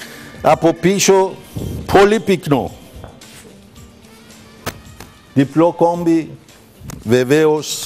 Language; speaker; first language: Greek; non-native, fluent; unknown